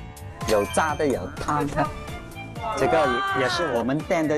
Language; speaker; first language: Chinese; non-native, local second language; Cantonese